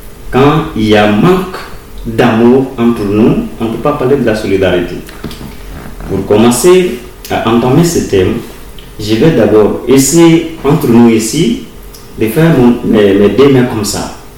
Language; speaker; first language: French; non-native, local second language; Bambara